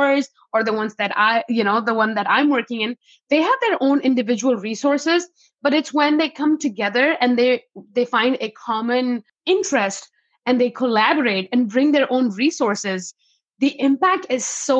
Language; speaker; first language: English; non-native, local second language; Hindi